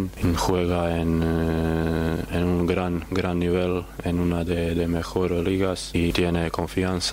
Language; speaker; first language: Spanish; non-native, learner; Croatian